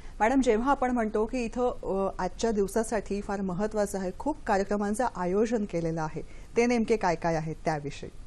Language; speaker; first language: Marathi; native; Marathi